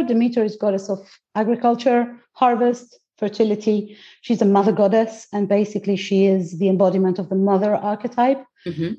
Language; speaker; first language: English; non-native, fluent; Greek